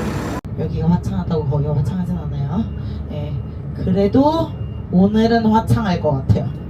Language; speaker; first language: Korean; native; Korean